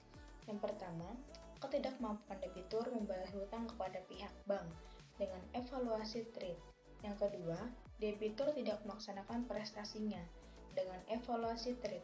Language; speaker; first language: Indonesian; native; Indonesian